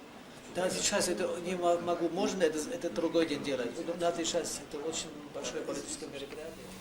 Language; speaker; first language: Russian; non-native, learner; German